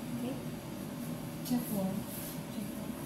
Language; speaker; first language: English; non-native, learner; Filipino